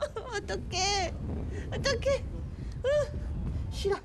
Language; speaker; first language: Korean; non-native, learner; French